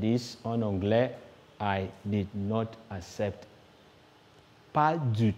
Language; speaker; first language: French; non-native, fluent; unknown